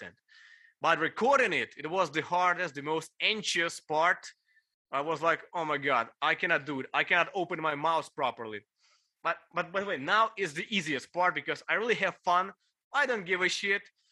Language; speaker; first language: English; non-native, fluent; Ukrainian